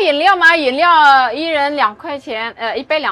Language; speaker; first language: Chinese; non-native, fluent; Indonesian